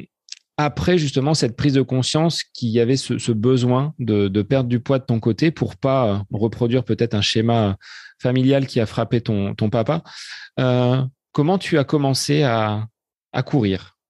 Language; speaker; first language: French; native; French